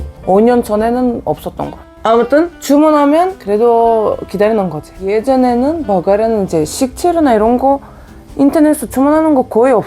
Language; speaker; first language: Korean; non-native, fluent; Bulgarian